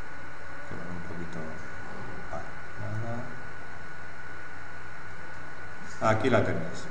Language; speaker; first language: Spanish; native; Spanish